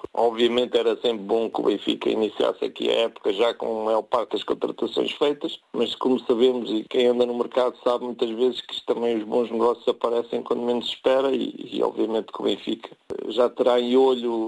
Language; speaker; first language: Portuguese; native; Portuguese